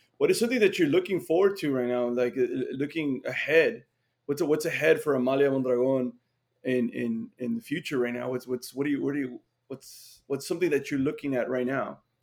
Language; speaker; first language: English; early bilingual, other home language; Spanish